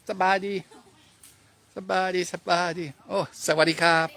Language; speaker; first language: Thai; non-native, learner; French